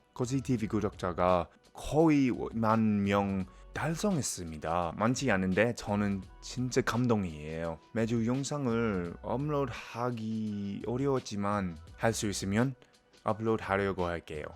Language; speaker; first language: Korean; non-native, fluent; English